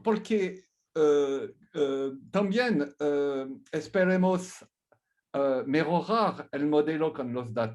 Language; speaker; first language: Spanish; non-native, learner; French